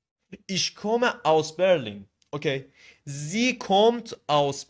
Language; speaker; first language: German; non-native, fluent; Persian